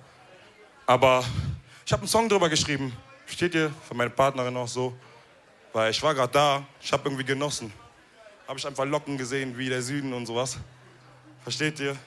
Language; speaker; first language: German; early bilingual, other home language; Wolof